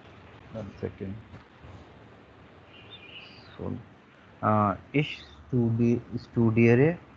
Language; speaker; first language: German; non-native, learner; Hindi